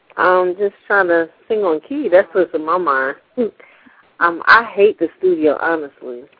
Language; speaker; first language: English; native; English